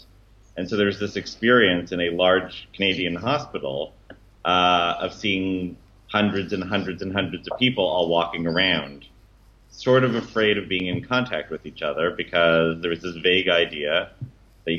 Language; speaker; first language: English; native; English